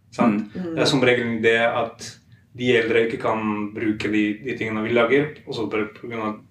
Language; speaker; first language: Norwegian; non-native, fluent; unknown